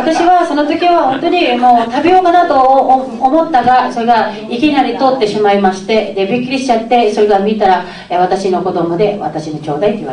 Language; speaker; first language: Japanese; non-native, fluent; Filipino